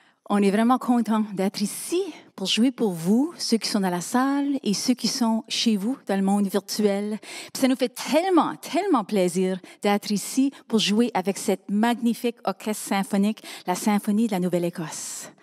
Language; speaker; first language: French; native; French